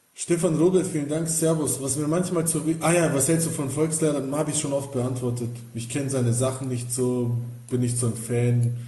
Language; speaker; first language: German; early bilingual, other home language; Bosnian